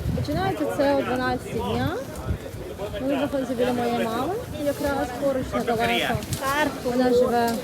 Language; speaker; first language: Ukrainian; non-native, local second language; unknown